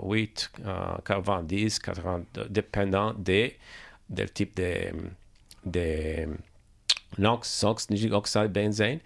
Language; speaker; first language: French; non-native, learner; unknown